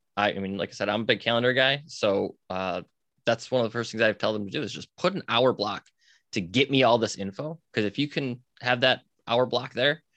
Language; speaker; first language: English; native; English